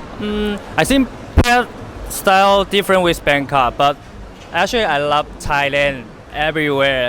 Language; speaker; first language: English; non-native, learner; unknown